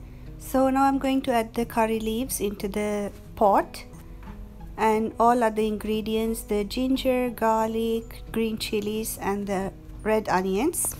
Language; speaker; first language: English; non-native, local second language; Sinhala